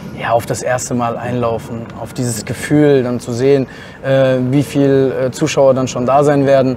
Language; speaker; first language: German; native; German